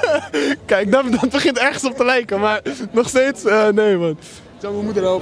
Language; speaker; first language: Dutch; native; Dutch